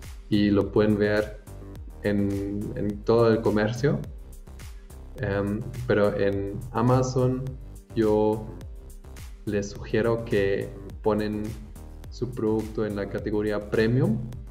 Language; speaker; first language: Spanish; non-native, fluent; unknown